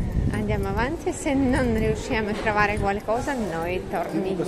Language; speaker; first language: Italian; non-native, learner; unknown